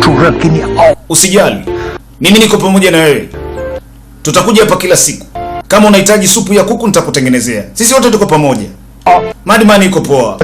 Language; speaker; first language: Swahili; native; Swahili